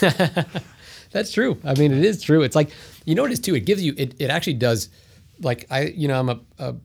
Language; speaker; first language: English; native; English